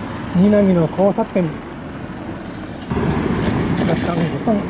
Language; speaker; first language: Japanese; native; Japanese